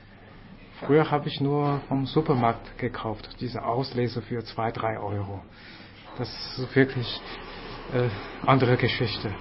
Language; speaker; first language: German; non-native, fluent; Chinese